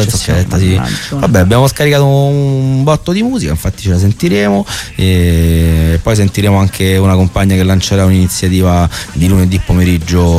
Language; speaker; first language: Italian; native; Italian